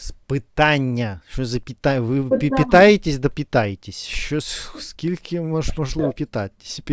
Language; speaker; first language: Ukrainian; non-native, fluent; Russian